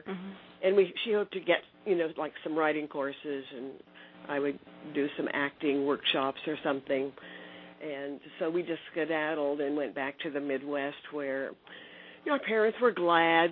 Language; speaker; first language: English; native; English